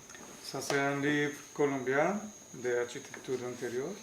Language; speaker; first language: French; non-native, learner; Spanish